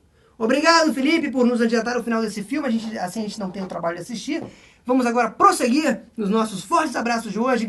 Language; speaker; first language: Portuguese; native; Portuguese